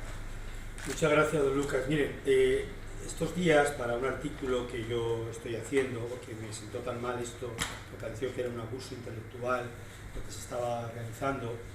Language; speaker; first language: Spanish; native; Spanish